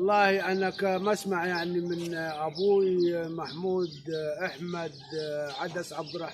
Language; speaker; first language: Arabic; native; Arabic